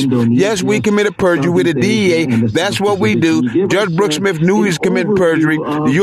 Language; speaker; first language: English; native; English